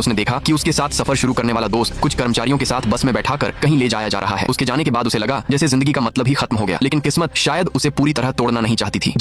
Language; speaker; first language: Hindi; native; Hindi